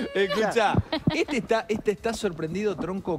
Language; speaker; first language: Spanish; native; Spanish